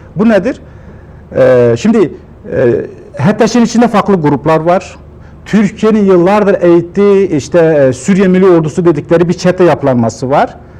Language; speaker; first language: Turkish; non-native, local second language; Kurdish